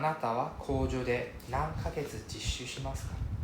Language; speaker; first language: Japanese; non-native, fluent; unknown